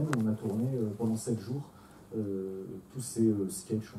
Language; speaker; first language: French; native; French